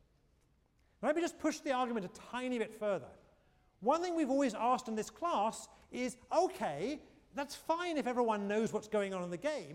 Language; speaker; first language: English; native; English